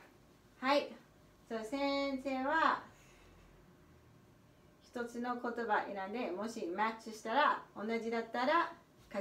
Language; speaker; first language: Japanese; non-native, fluent; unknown